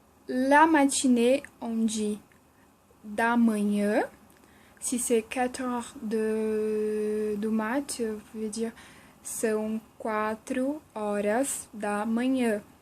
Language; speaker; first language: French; non-native, fluent; Portuguese